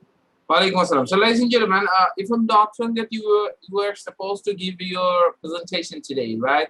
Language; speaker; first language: English; non-native, fluent; Bangla